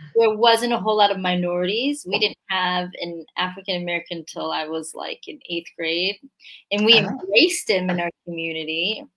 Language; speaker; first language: English; early bilingual, other home language; Korean